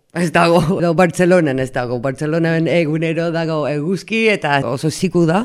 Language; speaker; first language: Basque; non-native, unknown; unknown